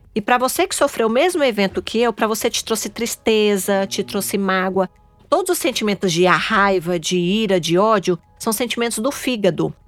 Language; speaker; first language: Portuguese; native; Portuguese